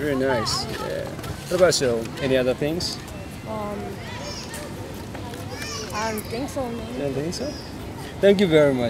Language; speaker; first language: English; non-native, learner; Japanese